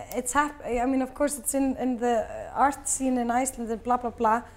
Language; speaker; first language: English; non-native, fluent; Icelandic